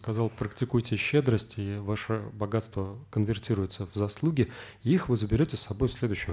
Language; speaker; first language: Russian; native; Russian